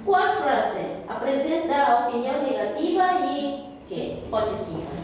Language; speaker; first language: Portuguese; non-native, fluent; Korean